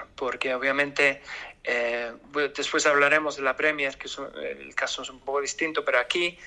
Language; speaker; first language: Spanish; non-native, fluent; English